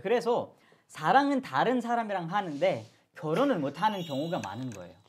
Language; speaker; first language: Korean; non-native, fluent; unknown